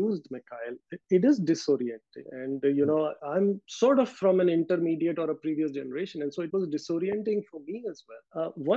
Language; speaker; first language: English; non-native, local second language; Urdu